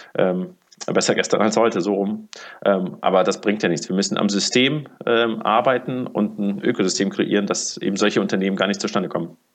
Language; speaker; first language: German; early bilingual, other home language; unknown